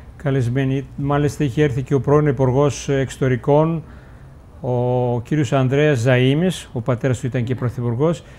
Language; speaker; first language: Greek; early bilingual, heritage; Uzbek